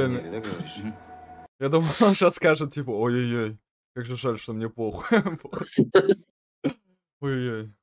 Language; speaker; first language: Russian; native; Russian